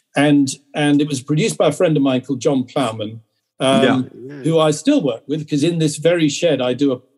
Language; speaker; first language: English; native; English